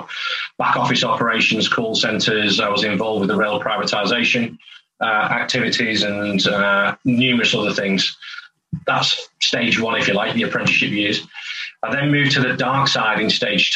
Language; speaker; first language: English; native; English